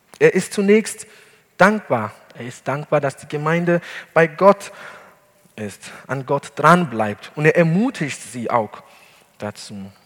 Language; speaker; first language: German; non-native, fluent; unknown